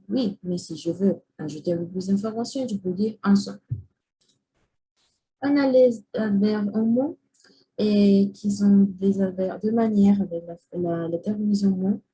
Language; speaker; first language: French; non-native, learner; Spanish